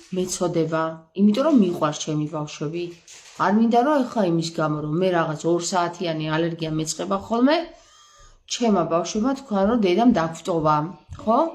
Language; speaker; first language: Georgian; native; Georgian